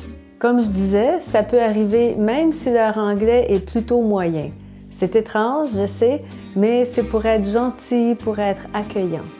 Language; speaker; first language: French; native; French